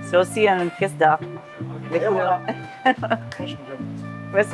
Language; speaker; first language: French; non-native, fluent; English